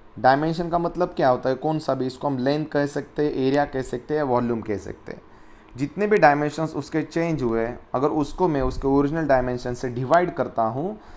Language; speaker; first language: Hindi; non-native, local second language; Marathi